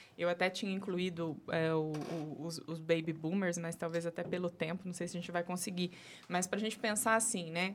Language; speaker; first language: Portuguese; native; Portuguese